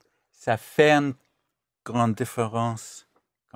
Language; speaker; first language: French; non-native, learner; English